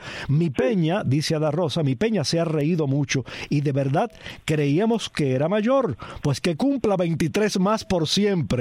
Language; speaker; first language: Spanish; native; Spanish